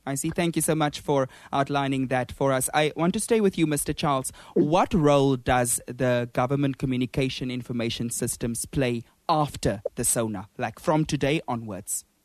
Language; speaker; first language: English; non-native, local second language; Afrikaans